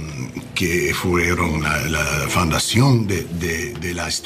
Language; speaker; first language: Spanish; non-native, learner; English